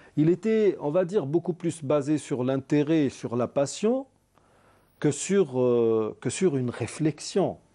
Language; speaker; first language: French; non-native, local second language; Arabic